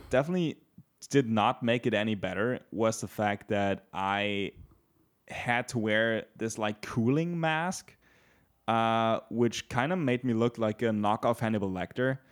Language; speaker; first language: English; non-native, fluent; German